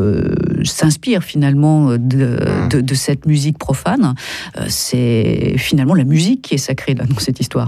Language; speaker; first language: French; native; French